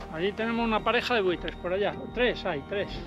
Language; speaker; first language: Spanish; native; Spanish